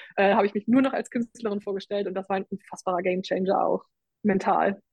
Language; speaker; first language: German; native; German